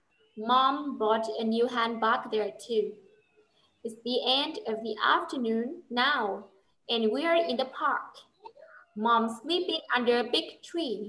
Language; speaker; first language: English; non-native, fluent; Vietnamese